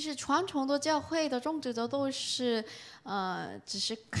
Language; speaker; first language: Chinese; non-native, fluent; Korean